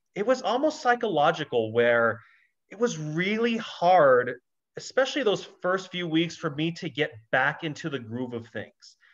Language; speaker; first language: English; native; English